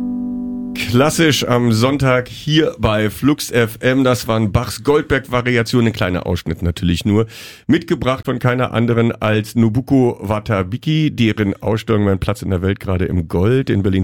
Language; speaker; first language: German; native; German